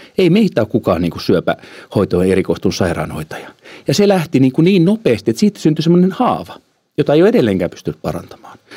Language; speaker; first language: Finnish; early bilingual, heritage; Finnish